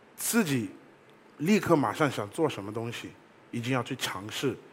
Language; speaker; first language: Chinese; non-native, fluent; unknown